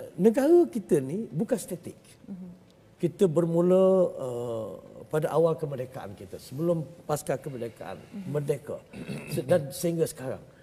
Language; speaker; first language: Malay; native; Malay